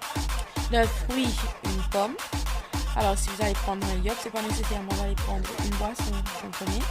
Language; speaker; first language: French; native; French